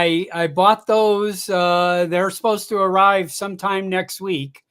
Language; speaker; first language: English; native; English